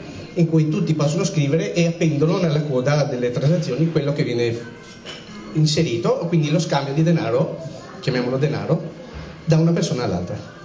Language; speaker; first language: Italian; native; Italian